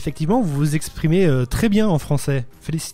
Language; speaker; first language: French; native; French